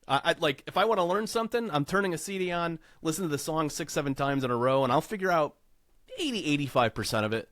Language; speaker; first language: English; native; English